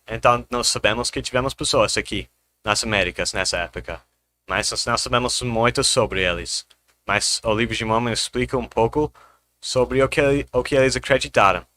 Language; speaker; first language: Portuguese; non-native, fluent; English